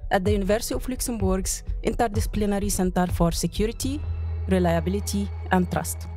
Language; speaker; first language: English; non-native, fluent; Arabic